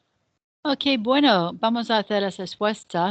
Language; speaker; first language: Spanish; non-native, fluent; English